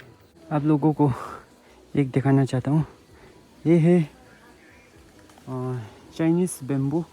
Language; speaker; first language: Hindi; non-native, local second language; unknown